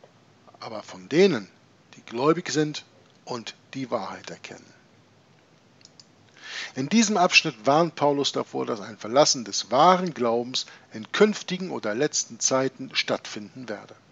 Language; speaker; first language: German; native; German